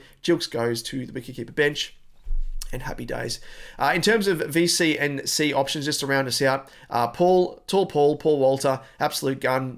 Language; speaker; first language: English; native; English